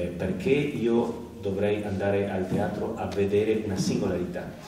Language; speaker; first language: Italian; non-native, learner; Spanish